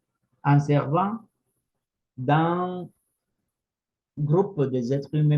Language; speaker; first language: French; non-native, fluent; Spanish